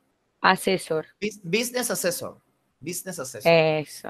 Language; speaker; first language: English; non-native, fluent; Spanish